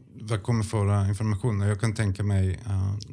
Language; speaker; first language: Swedish; non-native, fluent; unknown